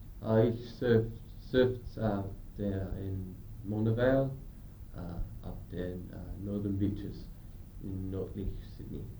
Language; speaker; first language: German; non-native, learner; English